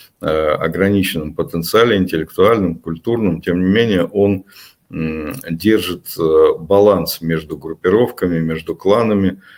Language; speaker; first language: Russian; native; Russian